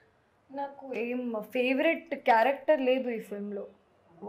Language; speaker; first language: Telugu; non-native, fluent; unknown